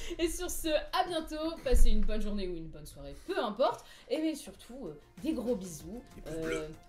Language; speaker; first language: French; native; French